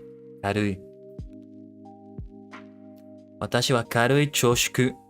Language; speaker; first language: Japanese; non-native, learner; English